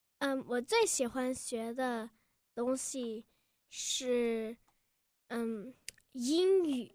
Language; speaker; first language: Chinese; early bilingual, heritage; Chinese